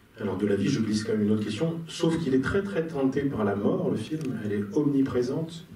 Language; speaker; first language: French; native; French